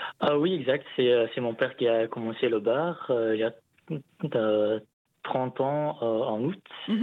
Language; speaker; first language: French; non-native, local second language; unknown